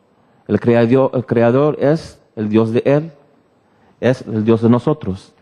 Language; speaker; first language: Spanish; early bilingual, heritage; Spanish